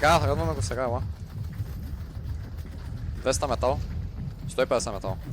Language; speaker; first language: Bulgarian; native; Bulgarian